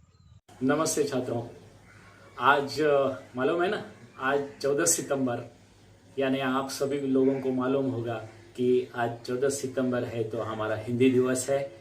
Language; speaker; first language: Hindi; non-native, local second language; Marathi